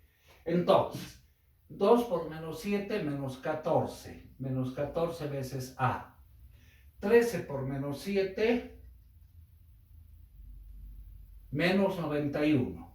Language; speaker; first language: Spanish; native; Spanish